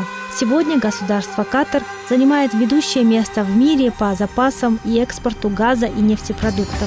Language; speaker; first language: Russian; native; Russian